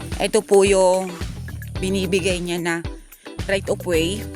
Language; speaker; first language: Filipino; native; Filipino